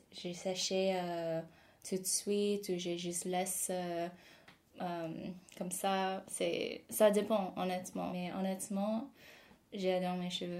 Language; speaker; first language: French; non-native, fluent; English